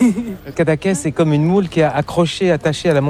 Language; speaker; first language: French; native; French